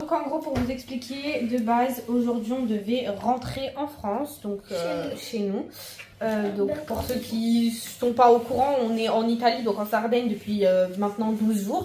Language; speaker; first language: French; native; French